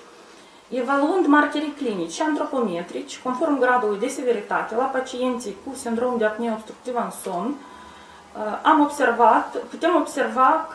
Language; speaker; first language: Romanian; native; Romanian